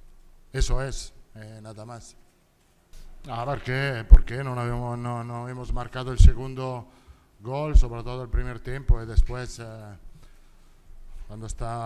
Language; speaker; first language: Spanish; non-native, learner; Italian